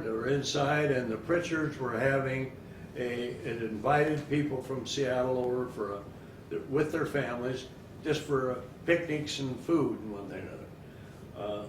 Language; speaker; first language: English; native; English